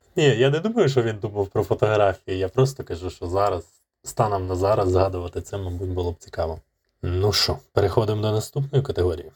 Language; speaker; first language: Ukrainian; native; Ukrainian